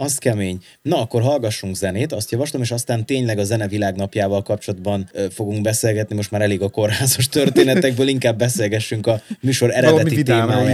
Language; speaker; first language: Hungarian; native; Hungarian